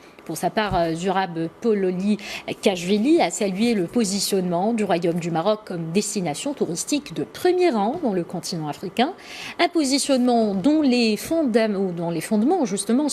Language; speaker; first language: French; non-native, local second language; Arabic